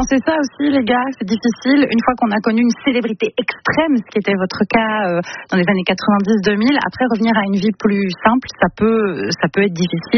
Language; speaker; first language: French; native; French